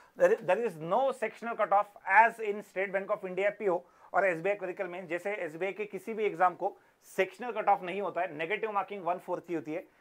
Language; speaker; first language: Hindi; non-native, local second language; Marathi